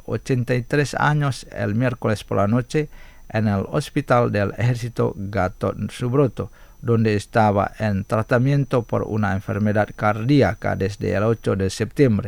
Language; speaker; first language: Spanish; non-native, fluent; Indonesian